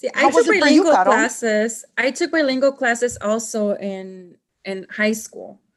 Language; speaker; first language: English; non-native, fluent; Spanish